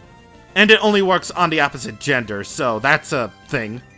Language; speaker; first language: English; native; English